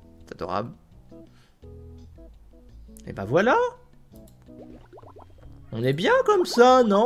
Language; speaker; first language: French; native; French